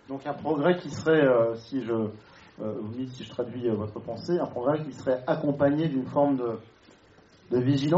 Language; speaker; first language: French; native; French